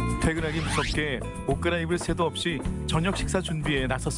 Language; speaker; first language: Korean; native; Korean